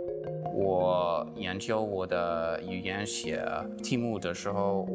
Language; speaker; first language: Chinese; non-native, fluent; English